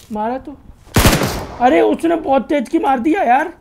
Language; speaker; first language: Hindi; native; Hindi